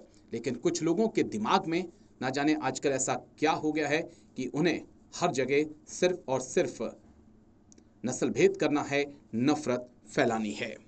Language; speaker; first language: Hindi; native; Hindi